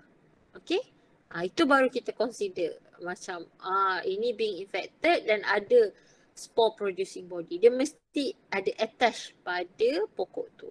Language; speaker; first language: Malay; native; Malay